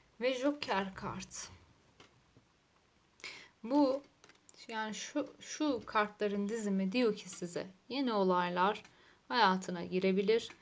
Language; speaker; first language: Turkish; native; Turkish